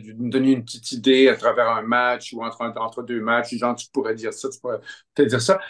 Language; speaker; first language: French; native; French